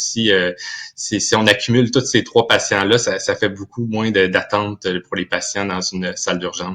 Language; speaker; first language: French; native; French